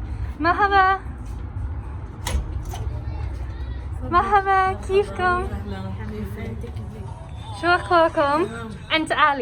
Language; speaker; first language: Arabic; non-native, learner; English